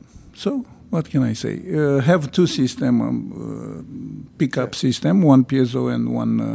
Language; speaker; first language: English; non-native, learner; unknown